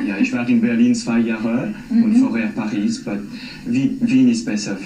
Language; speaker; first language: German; non-native, learner; French